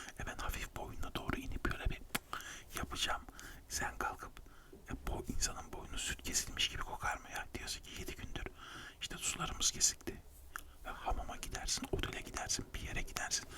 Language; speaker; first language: Turkish; native; Turkish